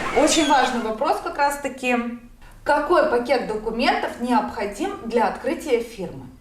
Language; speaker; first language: Russian; native; Russian